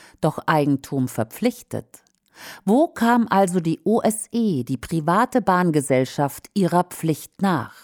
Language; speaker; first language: German; native; German